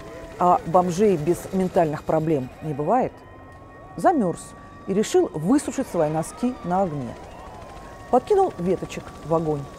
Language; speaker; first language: Russian; native; Russian